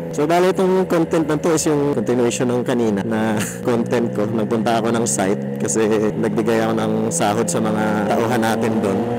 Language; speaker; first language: Filipino; non-native, local second language; Cebuano